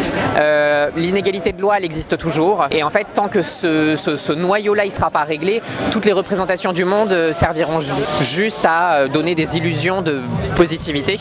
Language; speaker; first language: French; native; French